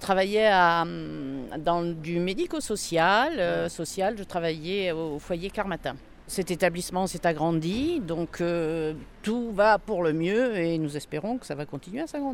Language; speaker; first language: French; native; French